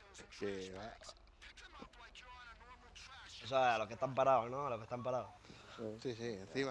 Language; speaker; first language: Spanish; native; Spanish